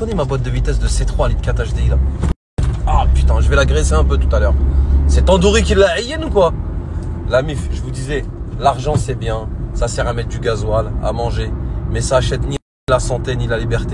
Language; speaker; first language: French; native; French